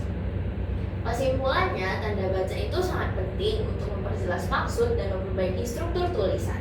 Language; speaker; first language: Indonesian; native; Indonesian